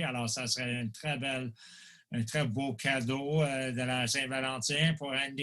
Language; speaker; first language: French; non-native, local second language; English